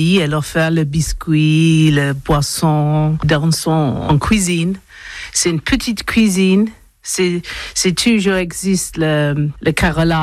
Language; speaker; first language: French; non-native, learner; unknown